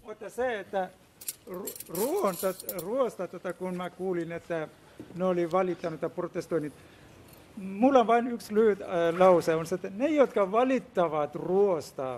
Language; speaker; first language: Finnish; non-native, fluent; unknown